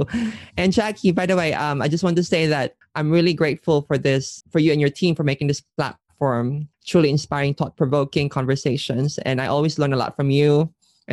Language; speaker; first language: English; non-native, local second language; Filipino